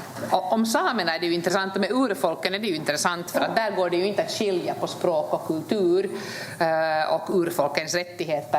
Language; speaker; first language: Swedish; native; Swedish